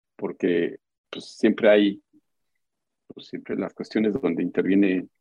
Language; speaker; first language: Spanish; native; Spanish